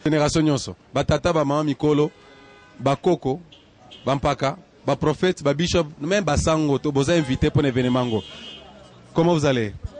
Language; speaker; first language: French; non-native, local second language; Lingala